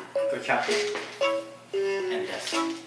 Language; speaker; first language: Japanese; non-native, learner; English